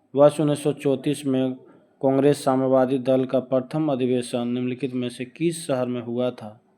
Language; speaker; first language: Hindi; native; Hindi